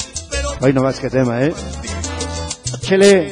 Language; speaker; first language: Spanish; native; Spanish